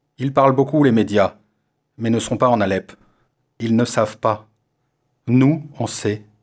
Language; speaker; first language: French; non-native, learner; Armenian